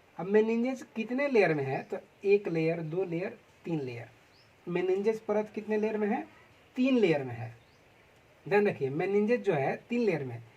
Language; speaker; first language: Hindi; native; Hindi